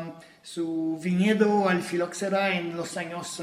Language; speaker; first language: Spanish; non-native, fluent; French